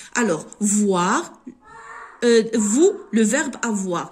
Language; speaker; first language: French; non-native, local second language; Arabic